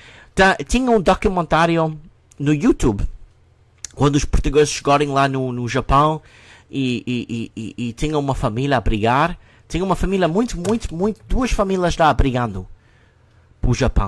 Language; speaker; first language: Portuguese; non-native, learner; English